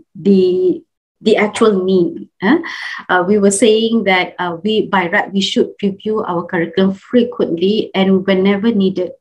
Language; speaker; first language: English; non-native, local second language; Malay